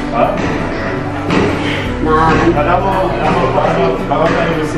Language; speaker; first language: Filipino; non-native, learner; Arabic